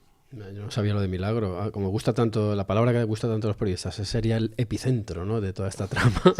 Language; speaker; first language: Spanish; native; Spanish